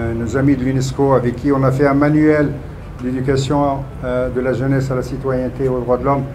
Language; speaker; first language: French; non-native, local second language; Arabic